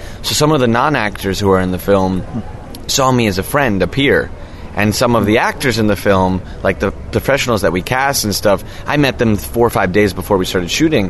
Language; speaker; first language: English; native; English